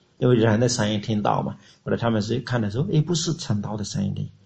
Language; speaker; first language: Chinese; non-native, learner; Burmese